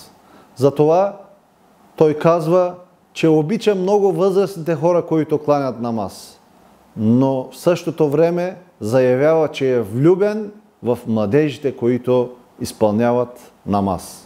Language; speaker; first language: Bulgarian; non-native, local second language; Turkish